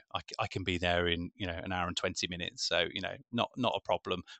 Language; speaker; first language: English; native; English